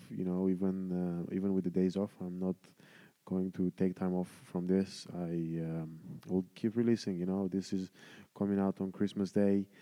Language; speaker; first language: English; non-native, fluent; Romanian